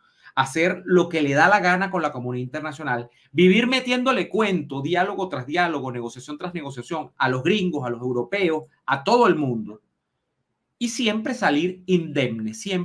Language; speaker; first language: Spanish; native; Spanish